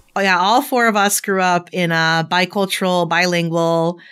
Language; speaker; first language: English; native; English